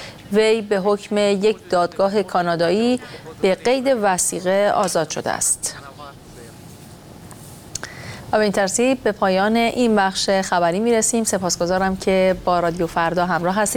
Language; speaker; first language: Persian; native; Persian